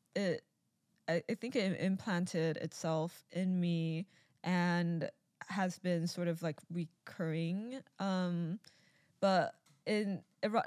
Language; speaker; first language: English; early bilingual, other home language; Chinese